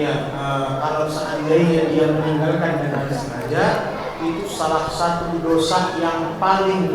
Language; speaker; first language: Indonesian; native; Indonesian